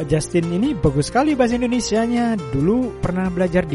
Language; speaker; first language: Indonesian; native; Indonesian